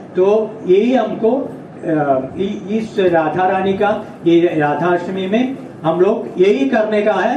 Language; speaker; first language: Hindi; non-native, local second language; Malayalam